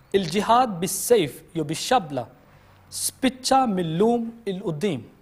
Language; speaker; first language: Maltese; non-native, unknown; Urdu